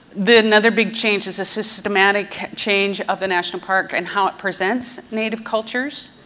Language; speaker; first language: English; native; English